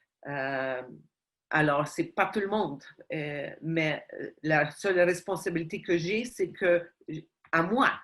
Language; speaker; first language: French; non-native, fluent; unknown